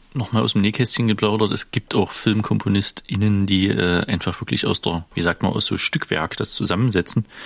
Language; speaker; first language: German; native; German